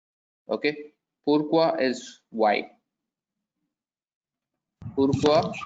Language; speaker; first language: French; non-native, learner; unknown